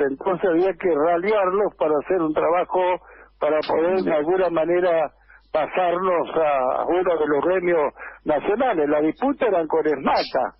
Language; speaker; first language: Spanish; native; Spanish